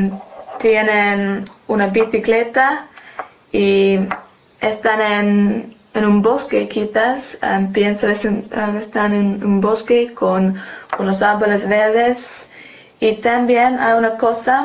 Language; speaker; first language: Spanish; non-native, learner; English